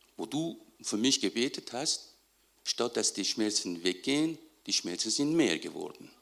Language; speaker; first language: German; non-native, fluent; Persian